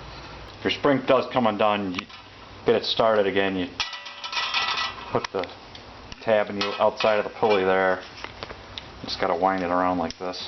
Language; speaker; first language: English; native; English